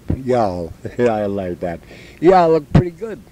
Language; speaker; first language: English; native; English